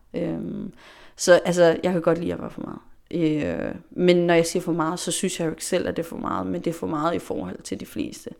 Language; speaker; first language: Danish; non-native, local second language; Faroese